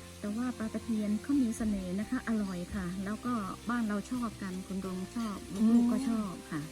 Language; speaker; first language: Thai; native; Thai